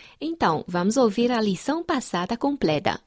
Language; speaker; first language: Portuguese; non-native, fluent; Chinese